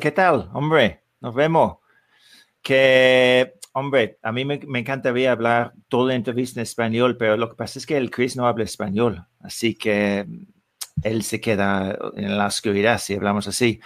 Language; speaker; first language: Spanish; non-native, fluent; English